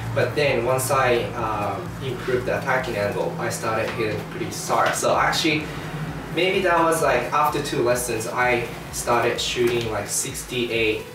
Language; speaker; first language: English; non-native, fluent; Japanese